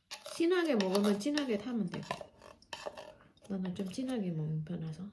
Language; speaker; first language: Korean; non-native, fluent; Vietnamese